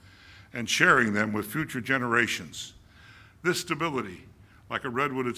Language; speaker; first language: English; native; English